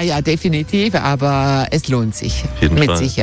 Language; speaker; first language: German; non-native, fluent; Croatian